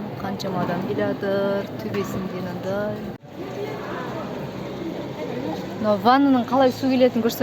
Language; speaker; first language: Kazakh; native; Kazakh